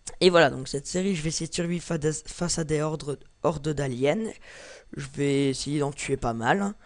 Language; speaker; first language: French; native; French